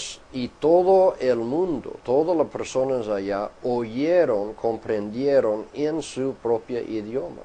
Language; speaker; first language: Spanish; non-native, fluent; English